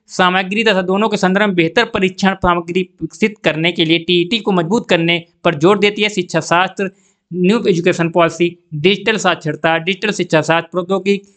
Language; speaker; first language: Hindi; native; Hindi